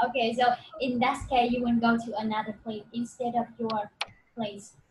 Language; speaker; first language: English; non-native, fluent; Vietnamese